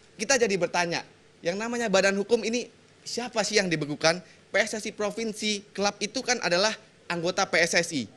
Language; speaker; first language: Indonesian; native; Indonesian